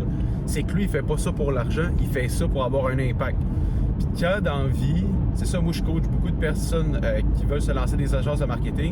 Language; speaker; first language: French; native; French